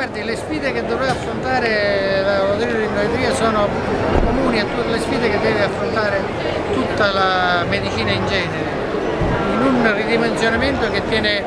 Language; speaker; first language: Italian; native; Italian